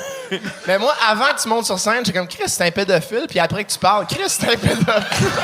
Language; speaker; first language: French; native; French